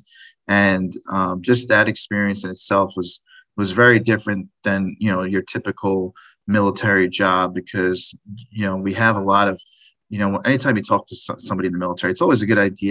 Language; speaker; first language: English; native; English